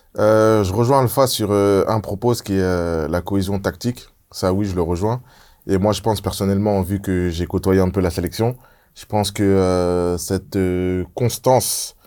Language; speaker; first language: French; early bilingual, other home language; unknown